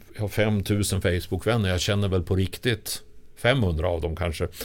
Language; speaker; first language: Swedish; native; Swedish